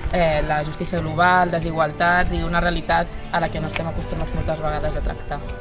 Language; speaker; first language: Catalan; non-native, local second language; Spanish